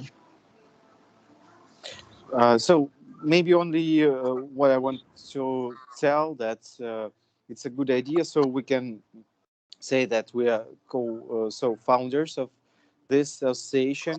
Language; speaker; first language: English; non-native, fluent; Russian